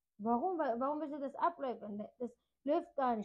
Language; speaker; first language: German; non-native, learner; Arabic